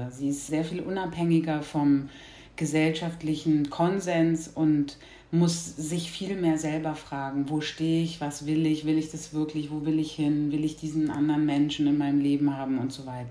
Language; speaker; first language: German; native; German